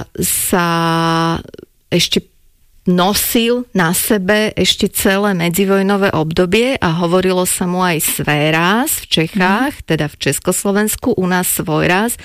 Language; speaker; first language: Slovak; native; Slovak